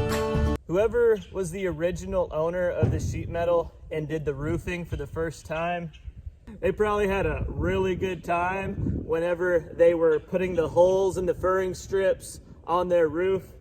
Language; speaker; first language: English; native; English